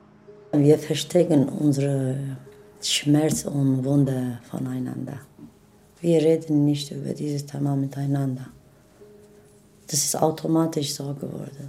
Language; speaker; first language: German; non-native, learner; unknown